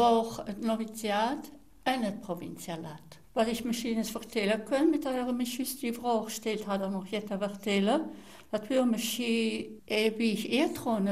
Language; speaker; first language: German; native; German